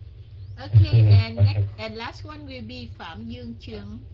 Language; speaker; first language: English; non-native, fluent; Vietnamese